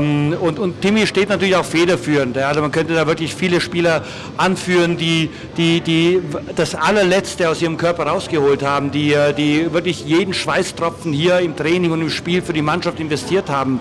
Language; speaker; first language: German; native; German